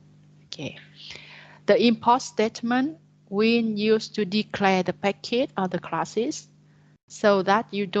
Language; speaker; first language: English; non-native, learner; Vietnamese